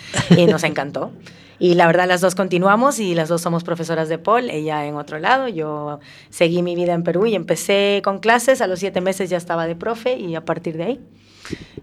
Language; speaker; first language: Spanish; native; Spanish